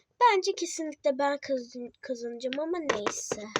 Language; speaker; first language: Turkish; native; Turkish